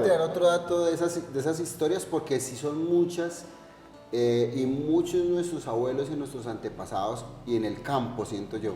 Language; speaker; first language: Spanish; native; Spanish